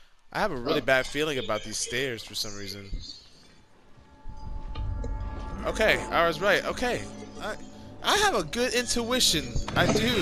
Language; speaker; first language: English; native; English